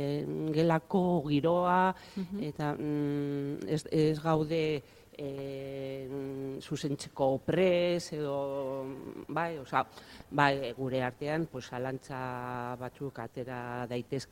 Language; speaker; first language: Basque; non-native, local second language; Spanish